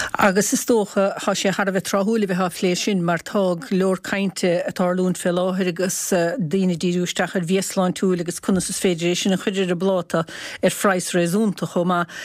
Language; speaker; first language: Irish; native; Irish